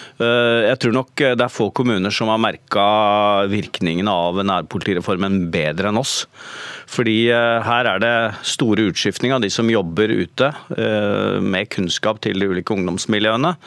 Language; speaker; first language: Norwegian; native; Norwegian